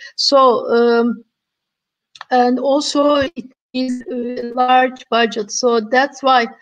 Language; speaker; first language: English; non-native, fluent; Turkish